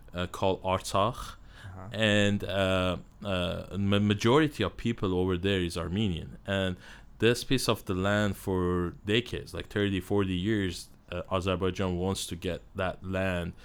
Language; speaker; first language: English; non-native, learner; Armenian